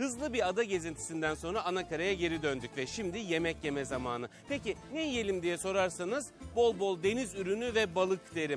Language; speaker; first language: Turkish; native; Turkish